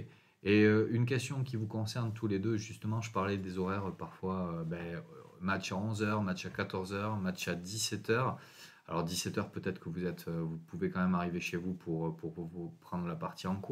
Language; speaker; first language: French; native; French